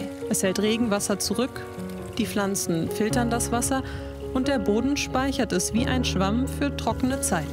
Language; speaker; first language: German; native; German